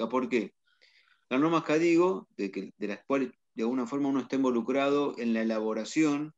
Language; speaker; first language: Spanish; native; Spanish